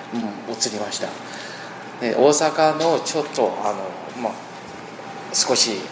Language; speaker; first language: Japanese; non-native, fluent; Chinese